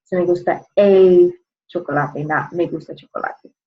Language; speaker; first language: Spanish; non-native, fluent; English